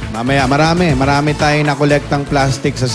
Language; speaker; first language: Filipino; native; Filipino